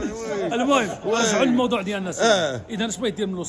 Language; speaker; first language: Arabic; native; Arabic